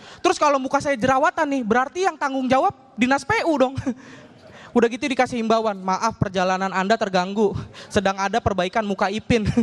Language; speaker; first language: Indonesian; native; Indonesian